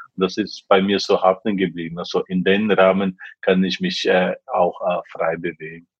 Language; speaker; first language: German; non-native, fluent; Portuguese